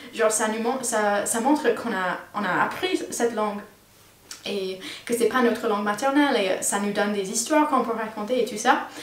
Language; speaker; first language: French; non-native, fluent; English